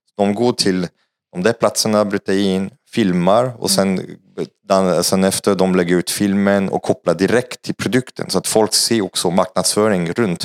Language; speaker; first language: Swedish; non-native, fluent; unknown